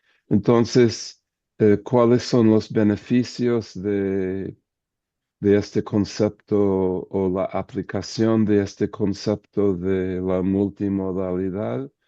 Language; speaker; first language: Spanish; non-native, fluent; English